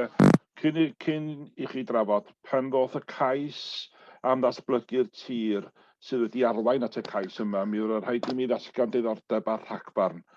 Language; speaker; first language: Welsh; native; Welsh